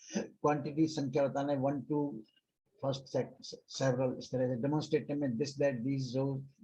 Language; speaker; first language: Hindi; native; Hindi